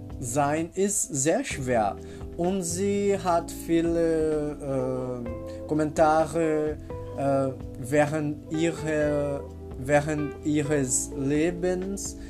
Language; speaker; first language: German; non-native, learner; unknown